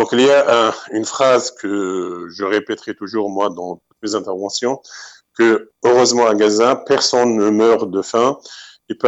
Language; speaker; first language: French; non-native, fluent; Arabic